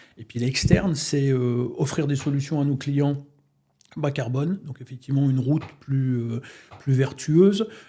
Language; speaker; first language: French; native; French